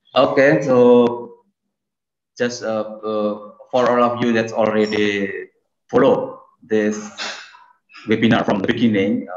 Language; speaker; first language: English; non-native, fluent; Indonesian